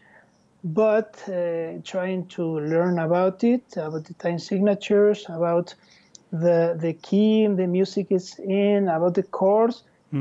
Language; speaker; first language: English; non-native, fluent; Spanish